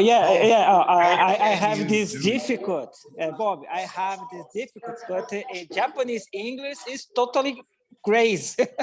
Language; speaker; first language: English; non-native, learner; Portuguese